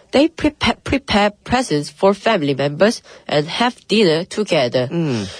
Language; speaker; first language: English; early bilingual, other home language; Korean